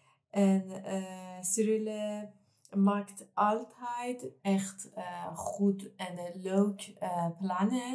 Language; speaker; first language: Dutch; non-native, learner; Persian